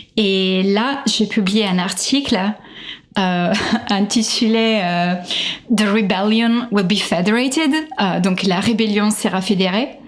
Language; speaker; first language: French; non-native, fluent; Italian